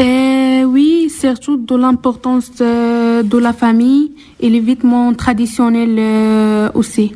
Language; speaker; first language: French; non-native, learner; Arabic